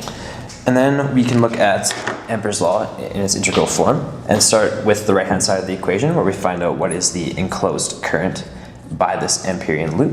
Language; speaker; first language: English; native; English